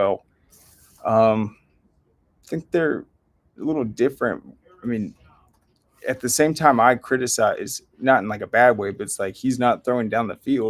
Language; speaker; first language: English; native; English